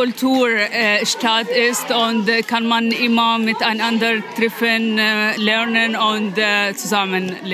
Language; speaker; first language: German; non-native, learner; Arabic